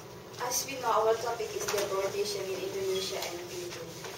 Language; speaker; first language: English; non-native, learner; Indonesian